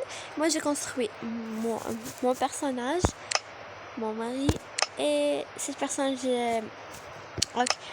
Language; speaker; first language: French; non-native, learner; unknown